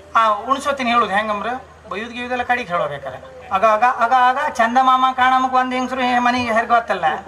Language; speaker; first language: Kannada; native; Kannada